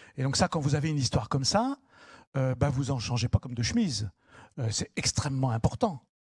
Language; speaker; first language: French; native; French